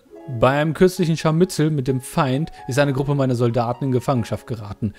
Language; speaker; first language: German; native; German